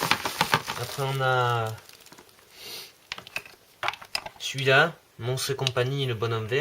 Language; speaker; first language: French; native; French